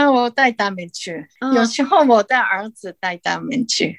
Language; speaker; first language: Chinese; non-native, fluent; Japanese